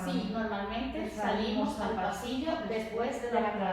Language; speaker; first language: Spanish; non-native, learner; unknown